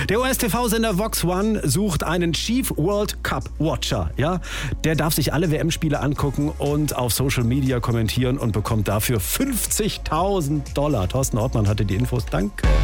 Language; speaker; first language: German; native; German